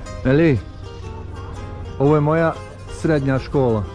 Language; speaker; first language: Croatian; native; Croatian